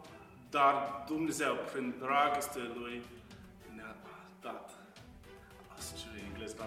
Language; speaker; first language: Romanian; non-native, learner; English